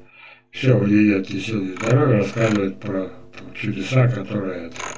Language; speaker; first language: Russian; native; Russian